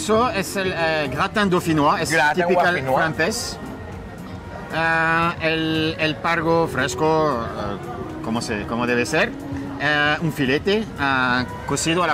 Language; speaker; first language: Spanish; non-native, fluent; French